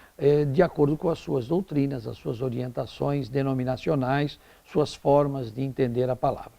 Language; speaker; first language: Portuguese; native; Portuguese